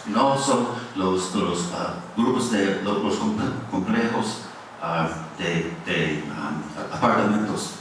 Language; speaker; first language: Spanish; non-native, fluent; English